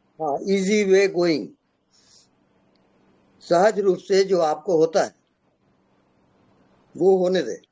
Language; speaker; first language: Hindi; native; Hindi